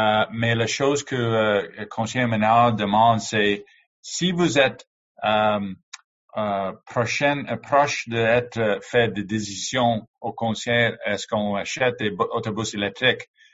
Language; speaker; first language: French; non-native, learner; English